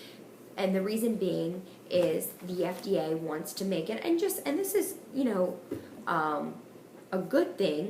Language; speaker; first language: English; native; English